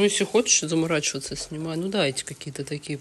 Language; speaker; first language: Russian; native; Russian